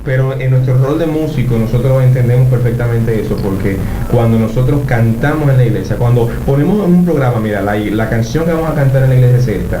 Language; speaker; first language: Spanish; native; Spanish